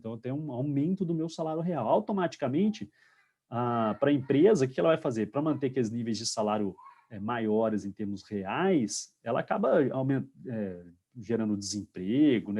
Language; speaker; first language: Portuguese; native; Portuguese